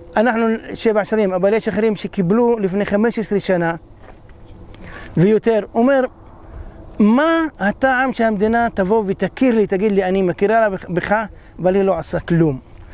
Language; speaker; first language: Hebrew; non-native, local second language; Arabic